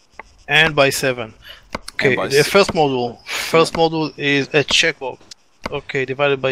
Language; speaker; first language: English; non-native, fluent; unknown